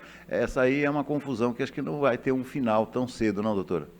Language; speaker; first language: Portuguese; native; Portuguese